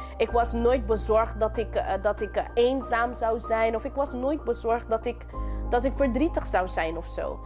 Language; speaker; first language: Dutch; non-native, local second language; English